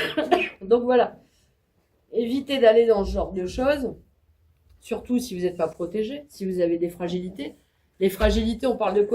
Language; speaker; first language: French; native; French